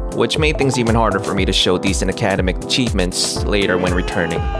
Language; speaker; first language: English; non-native, fluent; Korean